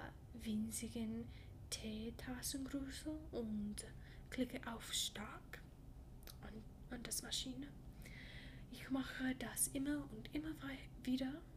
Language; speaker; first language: German; non-native, learner; English